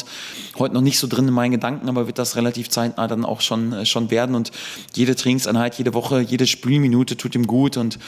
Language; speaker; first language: German; native; German